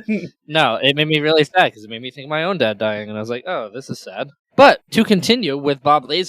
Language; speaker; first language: English; native; English